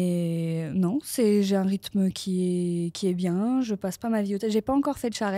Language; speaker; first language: French; native; French